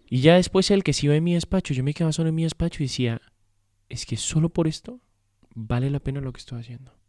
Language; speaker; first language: Spanish; native; Spanish